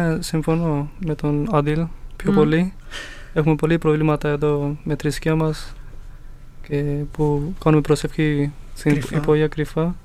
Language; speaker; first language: Greek; early bilingual, other home language; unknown